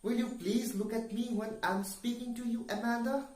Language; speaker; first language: English; non-native, local second language; Assamese